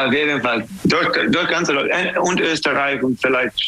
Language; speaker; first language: German; non-native, learner; English